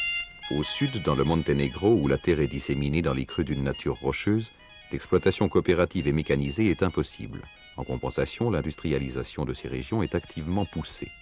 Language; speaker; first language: French; native; French